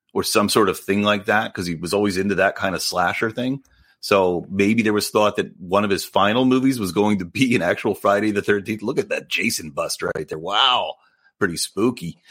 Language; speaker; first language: English; native; English